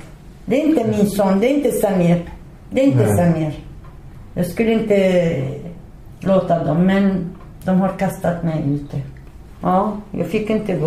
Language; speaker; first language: Swedish; non-native, learner; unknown